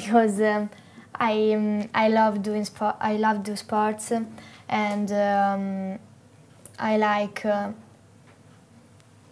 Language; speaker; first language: English; non-native, learner; Italian